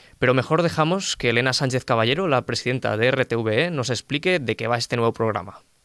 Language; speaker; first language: Spanish; native; Spanish